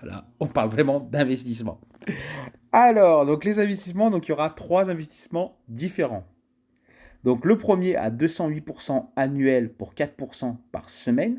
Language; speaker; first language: French; native; French